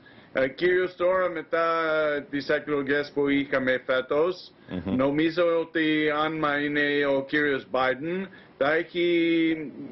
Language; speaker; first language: Greek; non-native, fluent; English